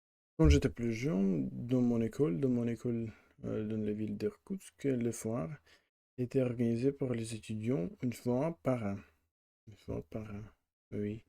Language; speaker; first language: French; non-native, learner; Russian